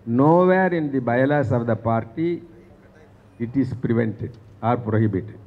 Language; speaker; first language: English; non-native, local second language; Tamil